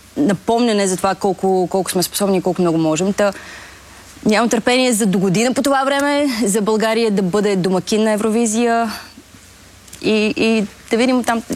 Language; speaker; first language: Bulgarian; native; Bulgarian